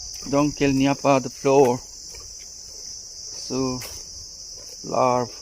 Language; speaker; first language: French; non-native, fluent; Bangla